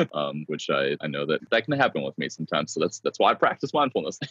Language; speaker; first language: English; native; English